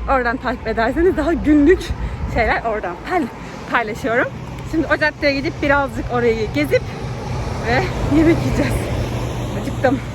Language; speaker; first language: Turkish; native; Turkish